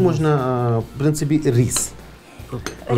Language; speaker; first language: Russian; non-native, fluent; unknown